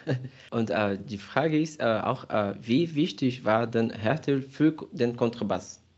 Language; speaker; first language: German; non-native, fluent; Portuguese